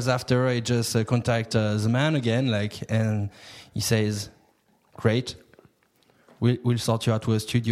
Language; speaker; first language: English; non-native, fluent; French